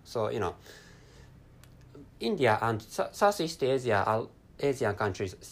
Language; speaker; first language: English; non-native, fluent; Japanese